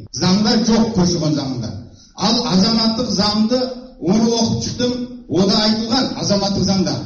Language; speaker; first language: Kazakh; early bilingual, heritage; Kazakh